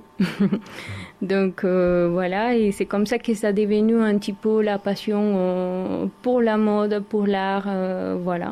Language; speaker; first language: French; non-native, learner; Spanish